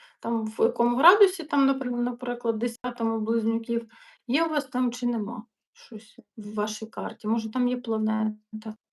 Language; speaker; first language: Ukrainian; non-native, local second language; Russian